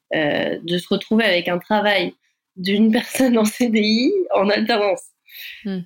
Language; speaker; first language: French; native; French